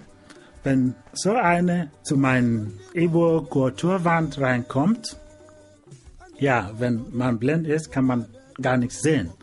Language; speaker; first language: German; non-native, learner; Igbo